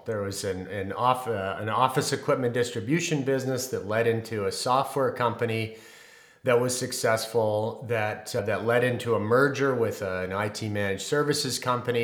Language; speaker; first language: English; native; English